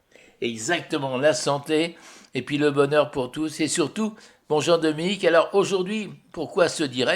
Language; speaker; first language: French; native; French